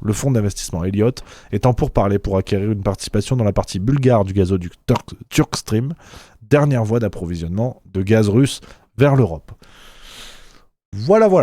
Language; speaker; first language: French; native; French